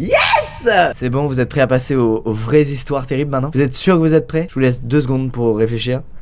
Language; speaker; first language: French; native; French